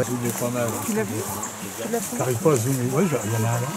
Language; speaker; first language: French; native; French